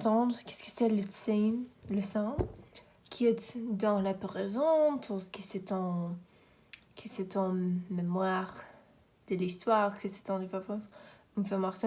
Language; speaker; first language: French; non-native, learner; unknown